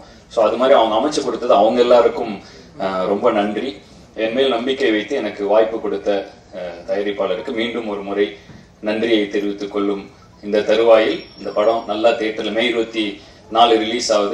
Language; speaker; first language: Tamil; native; Tamil